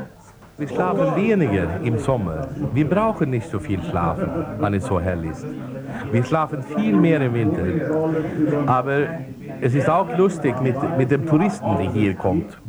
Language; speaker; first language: German; non-native, learner; Swedish